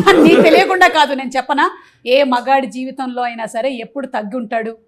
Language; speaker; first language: Telugu; native; Telugu